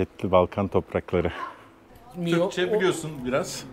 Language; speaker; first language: Turkish; native; Turkish